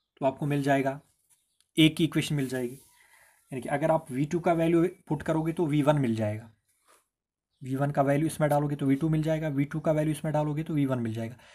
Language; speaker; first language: Hindi; non-native, local second language; Kashmiri